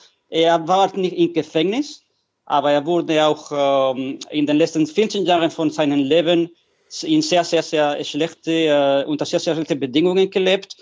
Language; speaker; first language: German; non-native, fluent; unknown